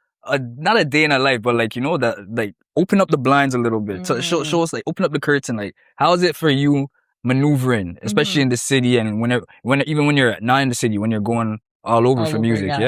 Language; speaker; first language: English; native; English